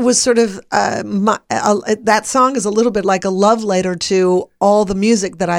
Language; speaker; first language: English; native; English